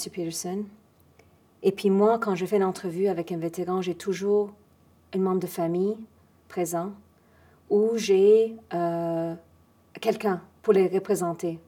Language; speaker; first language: French; non-native, fluent; English